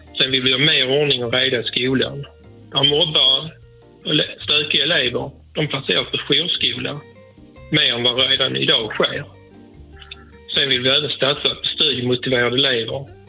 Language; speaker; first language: Swedish; native; Swedish